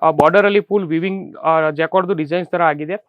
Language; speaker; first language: Kannada; non-native, fluent; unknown